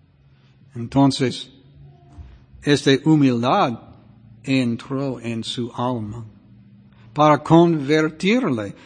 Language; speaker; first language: Spanish; non-native, fluent; English